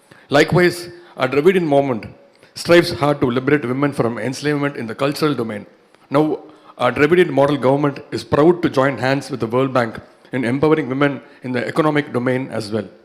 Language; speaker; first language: English; non-native, local second language; Tamil